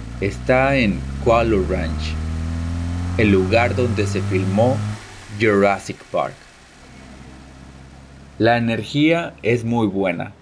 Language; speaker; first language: Spanish; early bilingual, heritage; Spanish